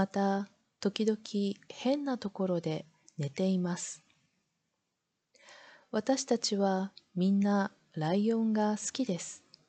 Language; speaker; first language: Japanese; non-native, learner; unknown